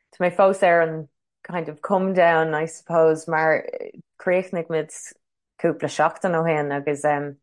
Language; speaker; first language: Irish; non-native, local second language; English